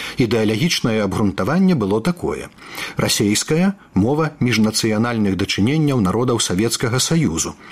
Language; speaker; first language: Belarusian; native; Belarusian